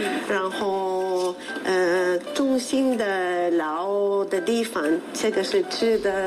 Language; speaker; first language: Chinese; non-native, learner; Spanish